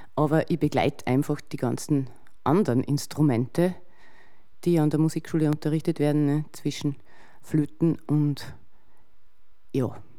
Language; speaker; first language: German; native; German